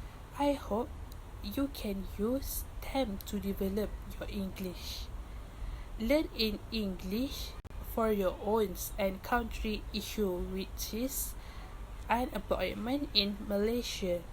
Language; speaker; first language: English; non-native, local second language; Malay